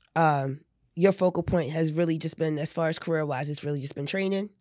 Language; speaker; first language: English; native; English